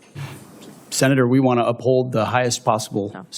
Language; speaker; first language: English; native; English